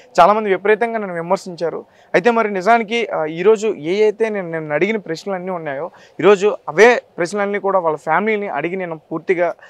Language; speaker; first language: Telugu; native; Telugu